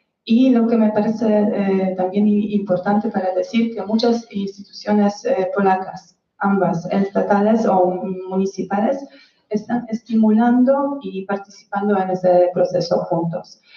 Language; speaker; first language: Spanish; non-native, fluent; Polish